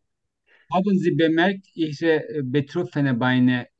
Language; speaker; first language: German; non-native, learner; Turkish